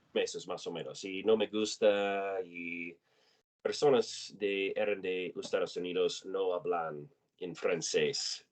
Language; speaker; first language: Spanish; non-native, learner; English